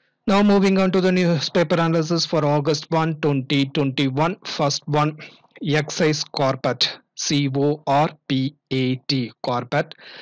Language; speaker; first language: English; non-native, local second language; Tamil